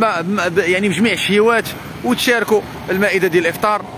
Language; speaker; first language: Arabic; native; Arabic